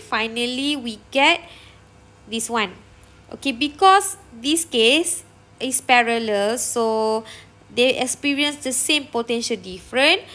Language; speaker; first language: English; non-native, local second language; Malay